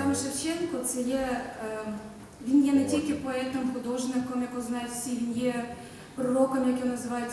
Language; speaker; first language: Ukrainian; native; Ukrainian